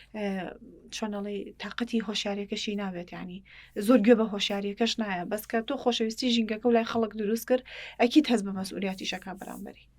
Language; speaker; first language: Central Kurdish; native; Central Kurdish